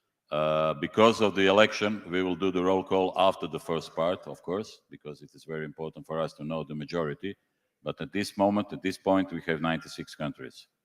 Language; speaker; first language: English; non-native, fluent; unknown